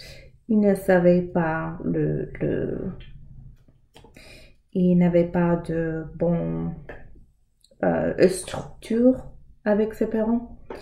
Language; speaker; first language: French; non-native, learner; English